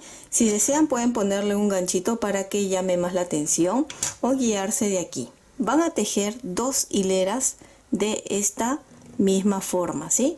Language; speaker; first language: Spanish; native; Spanish